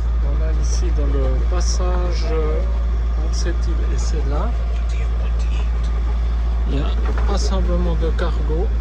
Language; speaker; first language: French; native; French